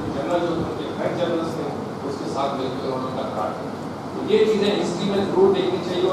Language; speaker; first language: Hindi; non-native, local second language; Punjabi